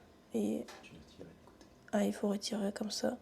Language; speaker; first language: French; non-native, fluent; Russian